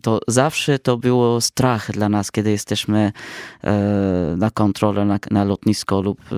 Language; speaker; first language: Polish; non-native, fluent; Arabic